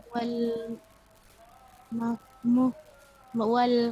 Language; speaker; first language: Arabic; non-native, learner; Indonesian